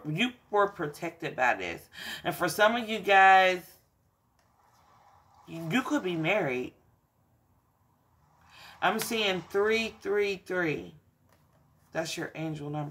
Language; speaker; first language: English; native; English